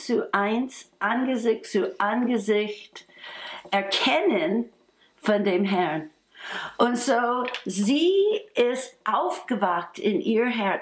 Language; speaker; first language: German; non-native, fluent; English